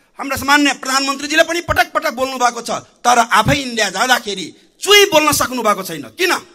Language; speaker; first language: Nepali; non-native, local second language; Maithili